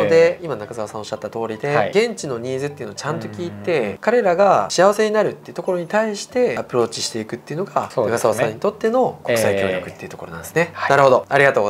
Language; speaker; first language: Japanese; native; Japanese